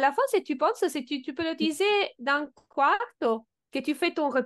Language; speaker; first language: French; non-native, fluent; Italian